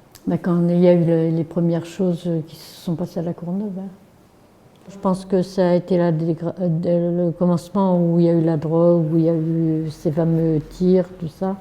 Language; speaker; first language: French; native; French